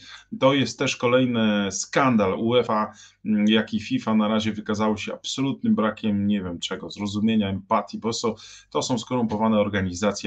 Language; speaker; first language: Polish; native; Polish